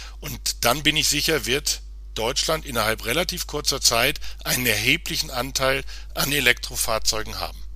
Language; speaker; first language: German; native; German